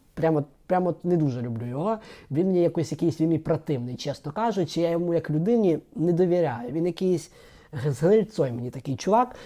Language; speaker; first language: Ukrainian; native; Ukrainian